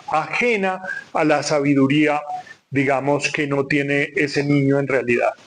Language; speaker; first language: Spanish; native; Spanish